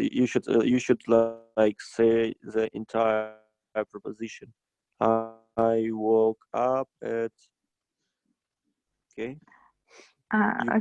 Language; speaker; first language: English; non-native, fluent; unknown